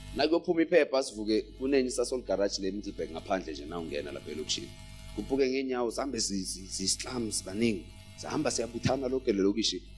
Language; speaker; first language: Zulu; native; Zulu